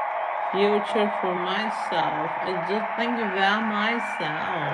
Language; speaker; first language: English; non-native, learner; Persian